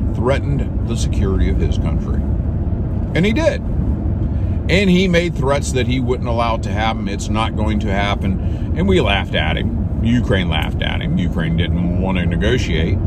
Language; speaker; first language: English; native; English